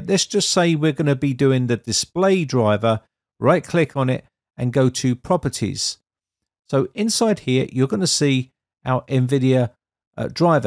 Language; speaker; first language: English; native; English